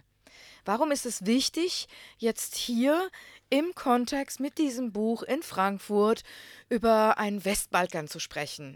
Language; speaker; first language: German; non-native, fluent; Croatian